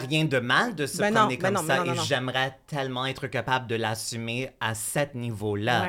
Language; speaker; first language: French; native; French